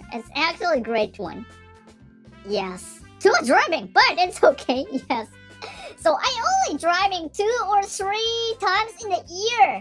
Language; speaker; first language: English; non-native, learner; Japanese